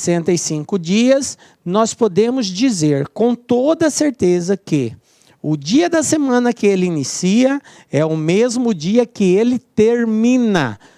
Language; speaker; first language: Portuguese; native; Portuguese